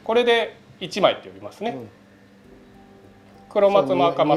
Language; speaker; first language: Japanese; native; Japanese